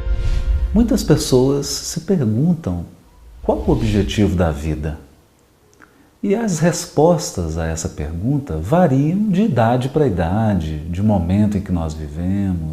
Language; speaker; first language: Portuguese; native; Portuguese